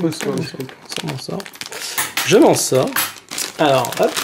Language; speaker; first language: French; native; French